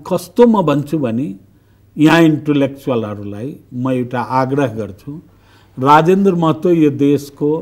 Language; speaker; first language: Nepali; non-native, local second language; Bhojpuri